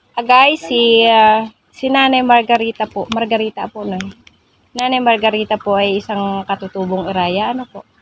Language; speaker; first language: Filipino; non-native, local second language; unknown